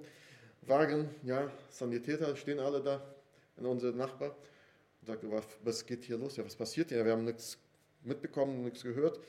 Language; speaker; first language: German; non-native, fluent; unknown